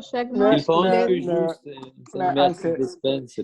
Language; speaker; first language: French; non-native, learner; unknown